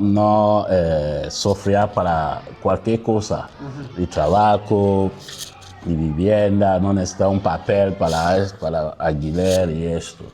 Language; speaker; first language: Spanish; non-native, learner; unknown